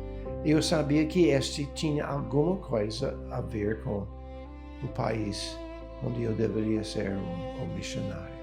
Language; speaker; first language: Portuguese; non-native, fluent; English